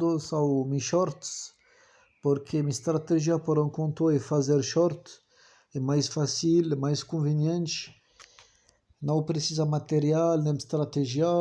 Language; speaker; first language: Portuguese; non-native, learner; French